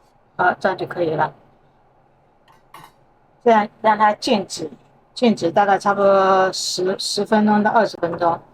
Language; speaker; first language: Chinese; native; Chinese